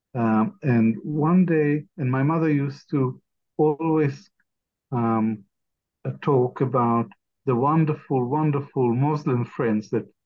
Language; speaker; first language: English; non-native, fluent; Arabic